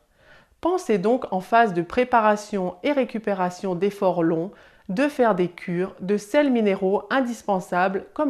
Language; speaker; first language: French; native; French